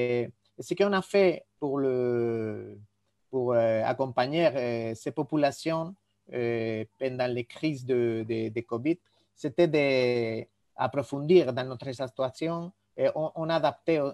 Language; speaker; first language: French; non-native, fluent; Spanish